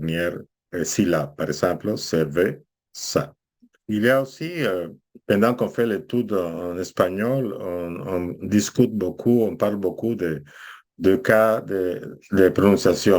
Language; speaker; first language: French; non-native, fluent; Spanish